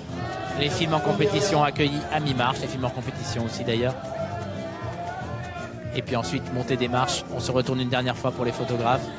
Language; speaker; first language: French; native; French